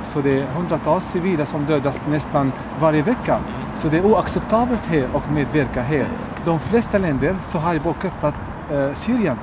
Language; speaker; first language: Swedish; non-native, fluent; Arabic